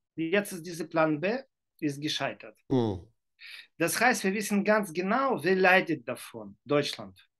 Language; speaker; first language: German; non-native, learner; Ukrainian